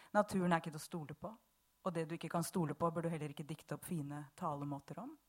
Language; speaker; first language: English; non-native, fluent; Bosnian